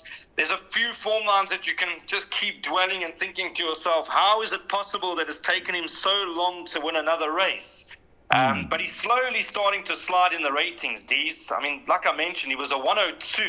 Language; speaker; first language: English; native; English